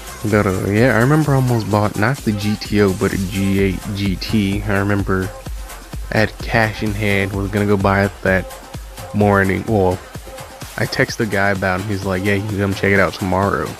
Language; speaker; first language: English; native; English